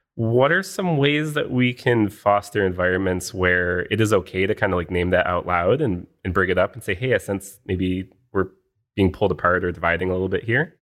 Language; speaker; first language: English; native; English